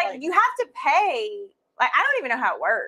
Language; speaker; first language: English; native; English